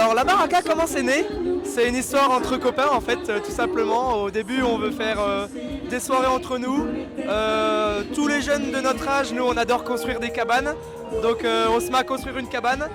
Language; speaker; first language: French; native; French